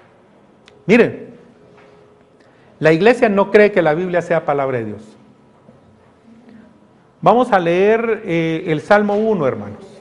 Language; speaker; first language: Spanish; native; Spanish